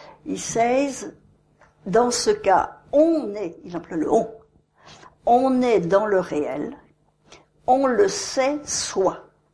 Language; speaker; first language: French; native; French